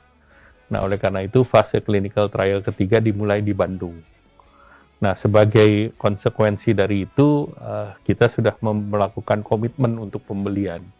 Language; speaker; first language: Indonesian; native; Indonesian